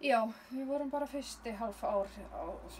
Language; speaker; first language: Icelandic; non-native, learner; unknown